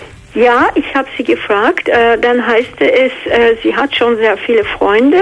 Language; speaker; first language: German; non-native, fluent; Georgian